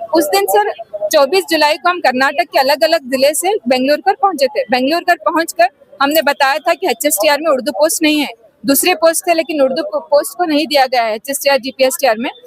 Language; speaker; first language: Urdu; native; Urdu